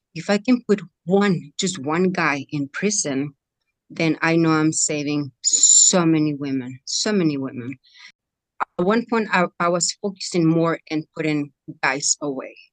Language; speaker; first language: English; non-native, fluent; Spanish